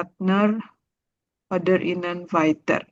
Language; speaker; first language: German; non-native, learner; Indonesian